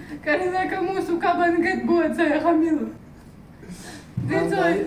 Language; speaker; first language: Indonesian; non-native, learner; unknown